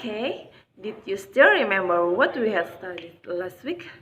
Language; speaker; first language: English; non-native, fluent; Indonesian